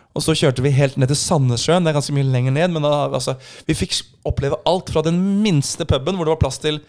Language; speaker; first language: Norwegian; native; Norwegian